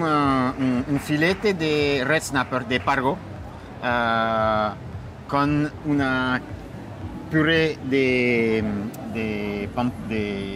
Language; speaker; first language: Spanish; non-native, fluent; French